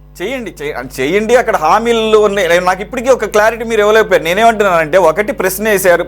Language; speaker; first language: Telugu; native; Telugu